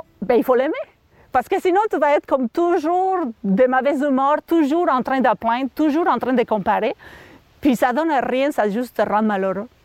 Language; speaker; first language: French; non-native, fluent; Spanish